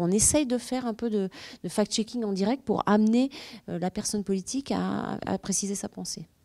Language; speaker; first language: French; native; French